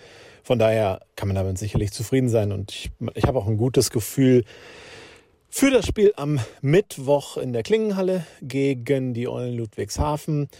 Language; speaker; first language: German; native; German